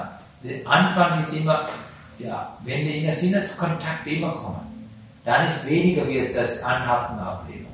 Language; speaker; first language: German; non-native, learner; Sinhala